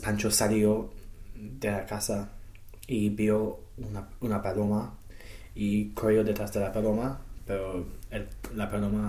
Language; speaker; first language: Spanish; non-native, learner; English